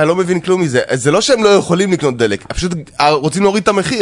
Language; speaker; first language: Hebrew; native; Hebrew